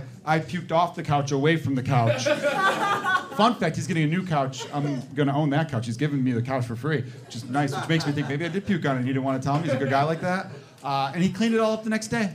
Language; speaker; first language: English; native; English